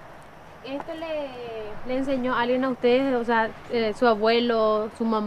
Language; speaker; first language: Spanish; native; Spanish